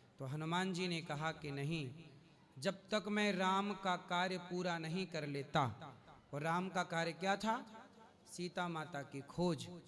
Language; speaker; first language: Hindi; native; Hindi